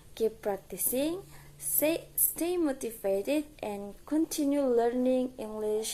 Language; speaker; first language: English; non-native, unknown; Indonesian